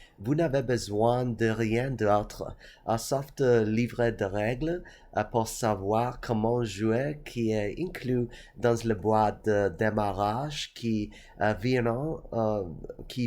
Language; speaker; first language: French; non-native, learner; English